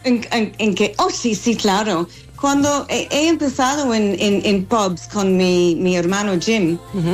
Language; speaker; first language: Spanish; non-native, learner; English